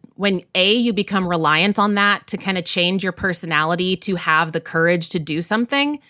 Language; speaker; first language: English; native; English